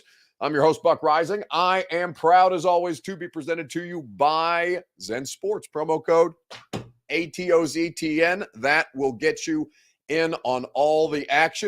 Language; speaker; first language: English; native; English